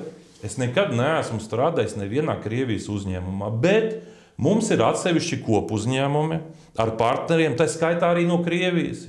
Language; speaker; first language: Latvian; native; Latvian